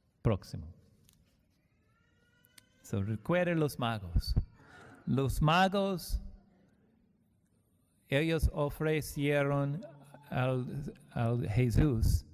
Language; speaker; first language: Spanish; non-native, learner; English